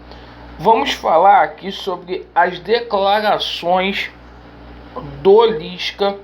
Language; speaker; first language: Portuguese; native; Portuguese